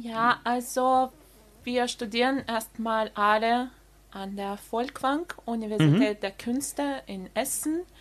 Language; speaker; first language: German; non-native, fluent; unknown